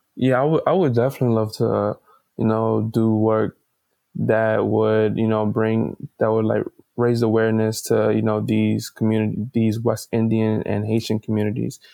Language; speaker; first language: English; native; English